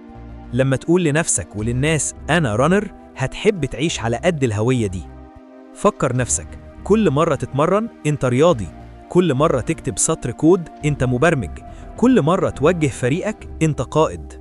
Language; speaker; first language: Arabic; native; Arabic